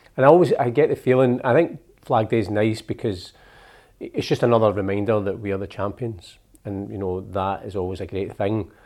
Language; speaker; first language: English; native; English